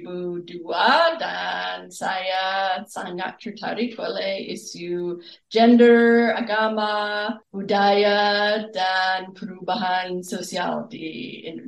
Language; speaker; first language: Indonesian; non-native, fluent; English